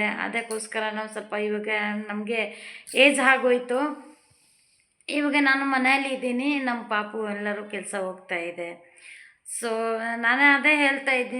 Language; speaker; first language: Kannada; non-native, local second language; Hindi